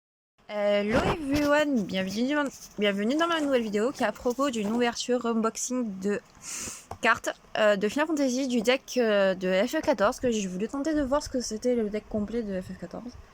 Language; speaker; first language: French; native; French